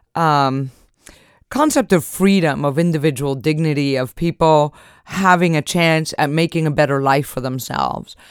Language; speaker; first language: English; early bilingual, other home language; Spanish